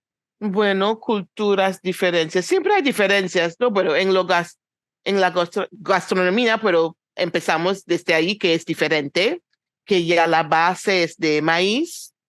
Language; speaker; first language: Spanish; non-native, fluent; English